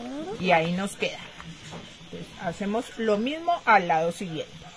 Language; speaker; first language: Spanish; native; Spanish